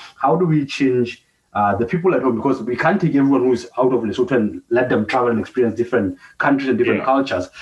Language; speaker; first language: English; non-native, local second language; Southern Sotho